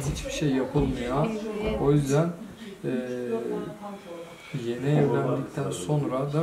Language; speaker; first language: Turkish; native; Turkish